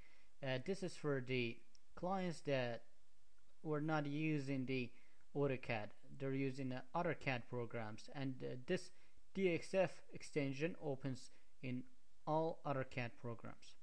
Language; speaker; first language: English; non-native, fluent; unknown